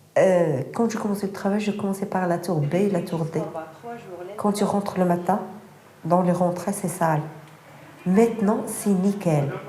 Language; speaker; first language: French; non-native, fluent; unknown